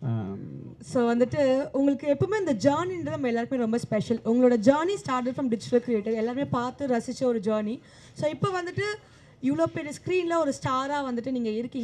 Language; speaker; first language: Tamil; native; Tamil